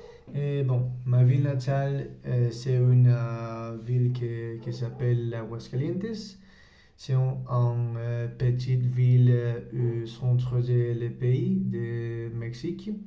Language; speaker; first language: French; non-native, learner; Spanish